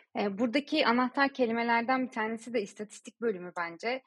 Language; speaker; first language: Turkish; native; Turkish